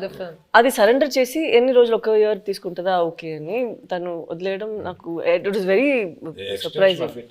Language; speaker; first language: Telugu; non-native, fluent; Tamil